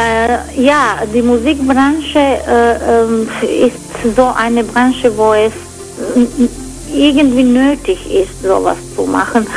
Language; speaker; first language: German; non-native, fluent; Croatian